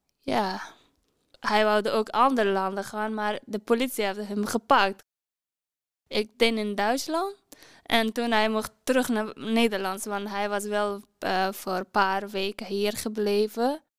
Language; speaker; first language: Dutch; non-native, learner; Persian